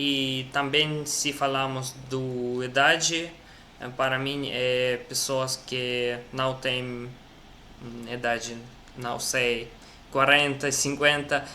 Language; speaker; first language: Portuguese; non-native, learner; Russian